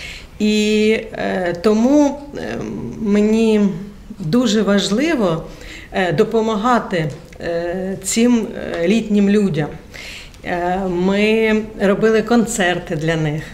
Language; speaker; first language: Ukrainian; non-native, local second language; Russian